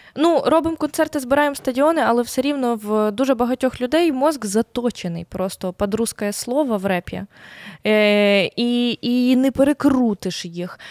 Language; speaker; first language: Ukrainian; native; Ukrainian